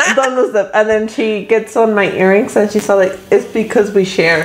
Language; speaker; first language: English; early bilingual, other home language; Spanish